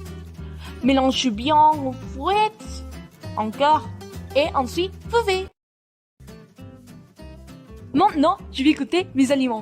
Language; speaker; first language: French; non-native, learner; Spanish